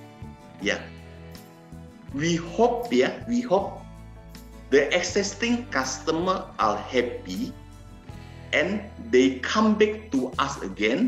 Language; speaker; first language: English; non-native, learner; Indonesian